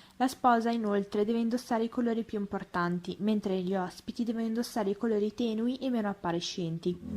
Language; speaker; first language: Italian; early bilingual, other home language; Arabic